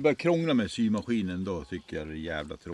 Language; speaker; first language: Swedish; native; Swedish